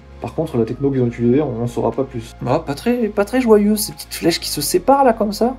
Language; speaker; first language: French; native; French